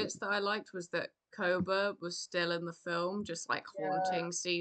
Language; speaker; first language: English; native; English